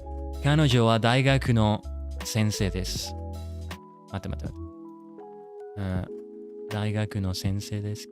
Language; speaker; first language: Japanese; non-native, learner; English